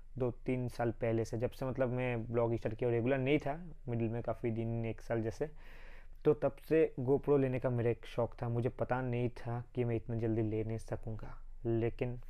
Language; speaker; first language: Hindi; non-native, local second language; Bangla